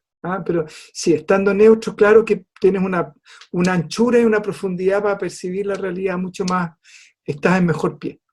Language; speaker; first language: Spanish; native; Spanish